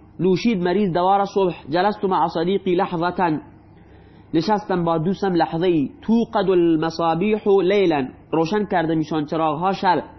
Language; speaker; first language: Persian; non-native, local second language; Baluchi